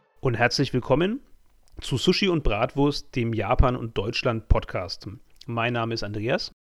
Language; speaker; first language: German; native; German